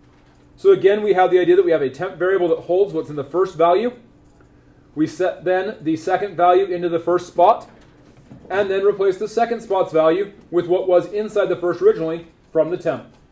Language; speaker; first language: English; native; English